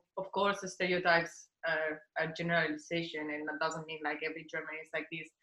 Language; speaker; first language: English; non-native, fluent; Spanish